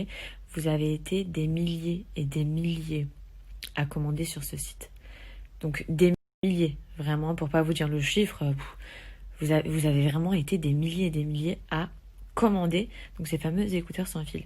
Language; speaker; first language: French; native; French